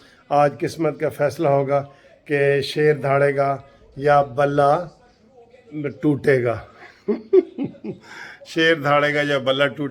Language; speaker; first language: Urdu; native; Urdu